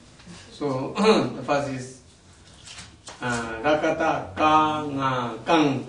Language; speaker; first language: English; non-native, learner; Tibetan